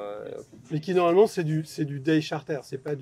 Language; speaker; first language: French; native; French